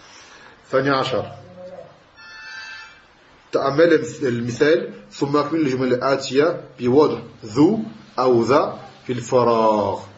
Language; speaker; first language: Arabic; non-native, fluent; French